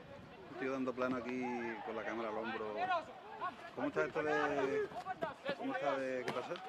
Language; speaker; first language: Spanish; native; Spanish